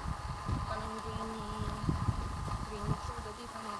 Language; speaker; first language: Chinese; non-native, fluent; Spanish